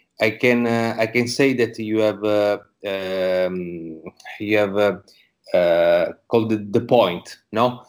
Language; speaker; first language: English; non-native, learner; Italian